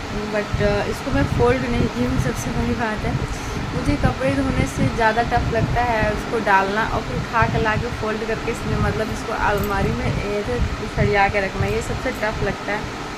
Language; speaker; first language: Hindi; native; Hindi